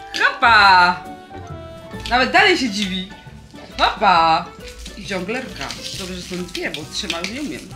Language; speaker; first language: Polish; native; Polish